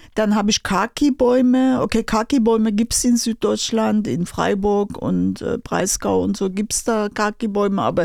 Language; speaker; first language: German; non-native, fluent; Persian